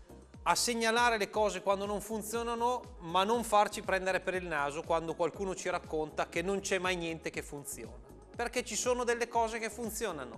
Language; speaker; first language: Italian; native; Italian